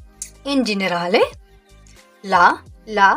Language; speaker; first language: Italian; non-native, learner; Arabic